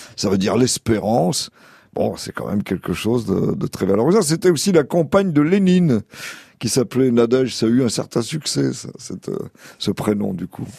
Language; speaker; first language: French; native; French